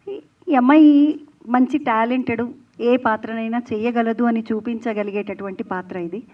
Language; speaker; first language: Telugu; native; Telugu